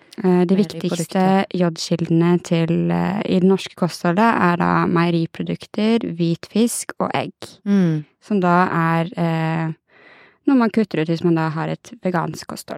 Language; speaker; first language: Norwegian; native; Norwegian